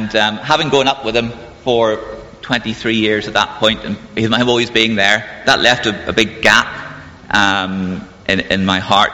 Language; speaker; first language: English; native; English